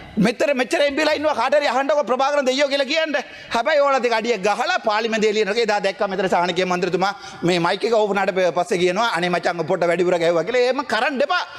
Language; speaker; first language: Sinhala; non-native, local second language; Tamil